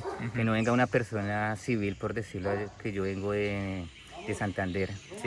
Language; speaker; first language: Spanish; native; Spanish